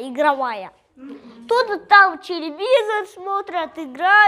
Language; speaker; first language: Russian; native; Russian